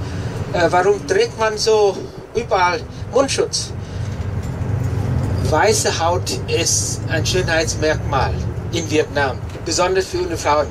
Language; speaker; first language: German; non-native, fluent; Vietnamese